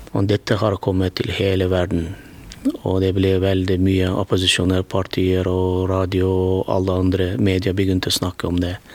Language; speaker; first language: Norwegian; non-native, fluent; Turkmen